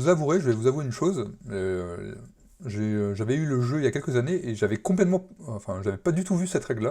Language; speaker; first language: French; native; French